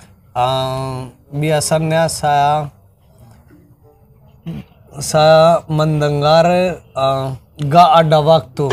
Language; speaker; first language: Indonesian; non-native, learner; Hindi